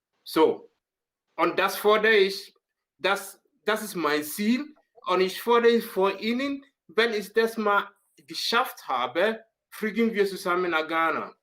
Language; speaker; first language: German; non-native, learner; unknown